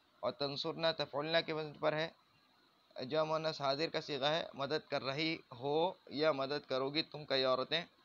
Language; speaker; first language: Urdu; native; Urdu